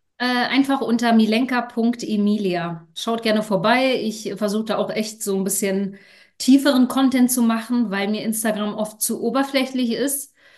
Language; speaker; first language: German; native; German